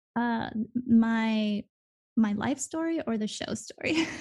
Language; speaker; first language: English; early bilingual, other home language; Spanish